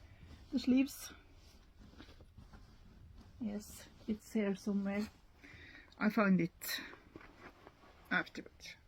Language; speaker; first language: English; non-native, learner; Norwegian